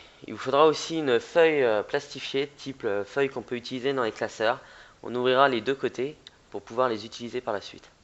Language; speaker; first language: French; native; French